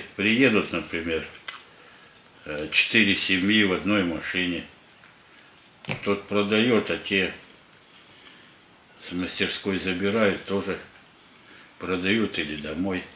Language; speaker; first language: Russian; native; Russian